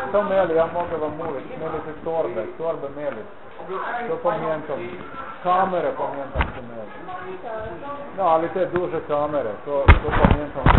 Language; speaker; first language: Polish; non-native, learner; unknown